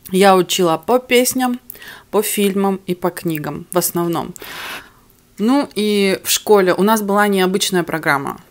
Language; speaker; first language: Russian; early bilingual, other home language; Armenian